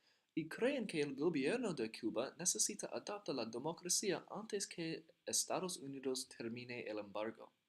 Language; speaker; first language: Spanish; non-native, learner; English